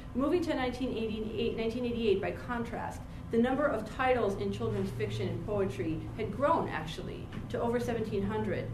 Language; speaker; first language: English; native; English